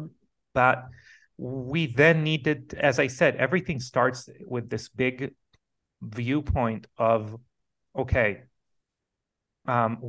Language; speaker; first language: English; non-native, fluent; Hebrew